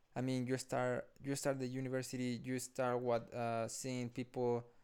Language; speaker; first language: English; non-native, fluent; Spanish